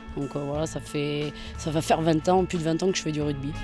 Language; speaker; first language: French; native; French